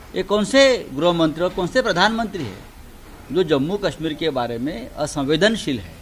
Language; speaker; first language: Hindi; non-native, local second language; Marathi